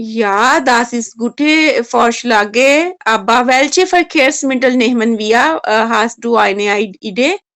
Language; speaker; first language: German; non-native, learner; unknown